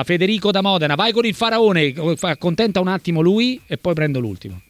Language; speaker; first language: Italian; native; Italian